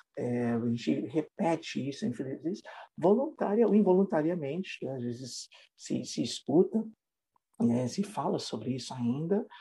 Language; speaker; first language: Portuguese; non-native, fluent; English